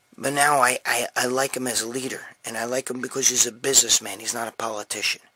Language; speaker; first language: English; native; English